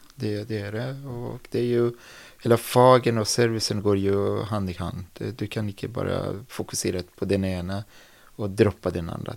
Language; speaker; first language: Swedish; non-native, fluent; Persian